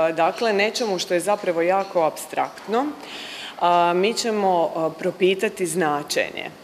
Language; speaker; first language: Croatian; native; Croatian